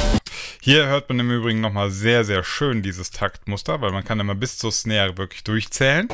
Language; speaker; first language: German; native; German